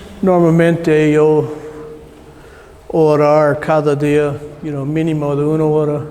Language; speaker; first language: Spanish; non-native, learner; English